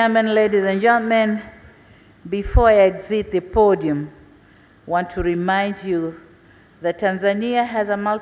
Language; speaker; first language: English; non-native, local second language; Swahili